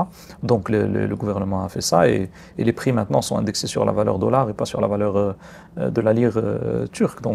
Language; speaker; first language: French; non-native, local second language; Arabic